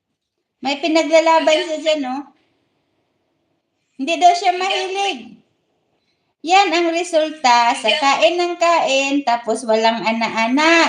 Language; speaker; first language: Filipino; non-native, local second language; Cebuano